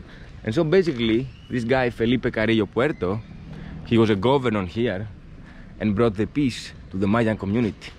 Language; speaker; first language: English; non-native, fluent; Greek